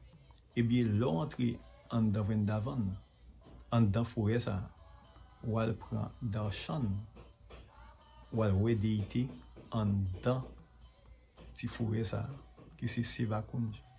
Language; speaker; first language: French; non-native, local second language; Haitian Creole